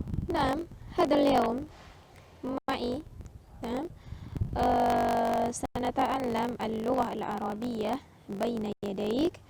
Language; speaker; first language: Arabic; non-native, fluent; Indonesian